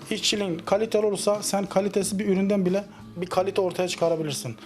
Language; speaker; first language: Turkish; native; Turkish